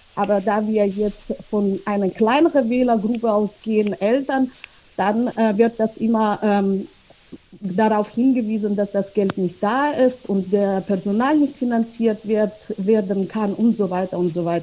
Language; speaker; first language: German; non-native, fluent; Georgian